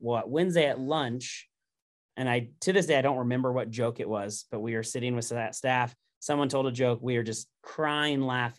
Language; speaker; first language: English; native; English